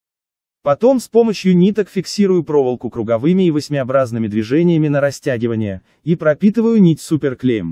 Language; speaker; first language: Russian; native; Russian